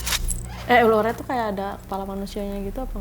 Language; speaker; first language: Indonesian; native; Indonesian